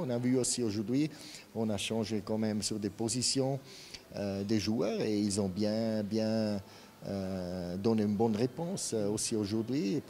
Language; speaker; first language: French; non-native, fluent; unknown